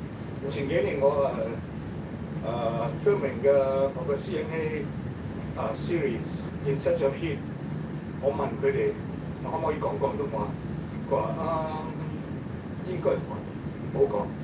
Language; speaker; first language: Cantonese; early bilingual, heritage; Cantonese